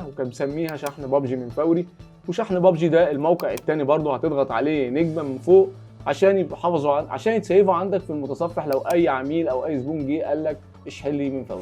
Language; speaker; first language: Arabic; native; Arabic